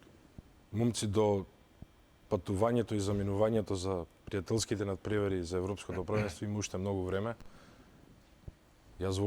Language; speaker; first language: Macedonian; native; Macedonian